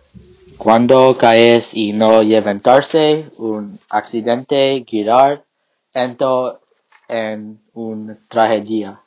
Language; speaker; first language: Spanish; non-native, learner; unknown